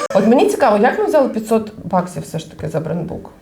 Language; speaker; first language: Ukrainian; non-native, local second language; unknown